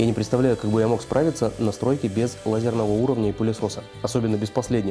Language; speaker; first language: Russian; native; Russian